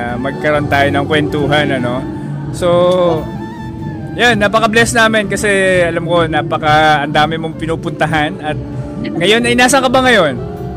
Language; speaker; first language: Filipino; native; Filipino